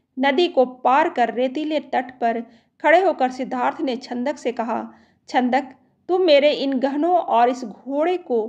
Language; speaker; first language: Hindi; native; Hindi